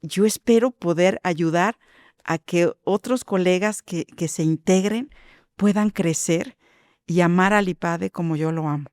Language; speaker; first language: Spanish; native; Spanish